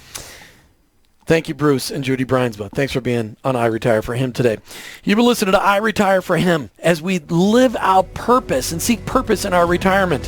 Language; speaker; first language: English; native; English